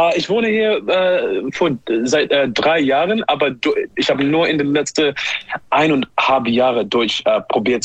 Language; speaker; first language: German; non-native, learner; English